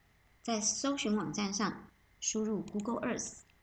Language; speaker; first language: Chinese; native; Chinese